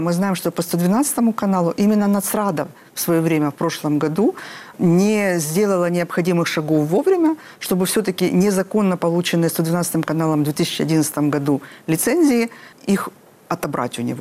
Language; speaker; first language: Russian; native; Russian